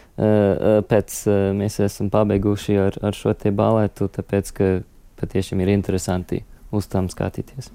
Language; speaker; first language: Latvian; non-native, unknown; English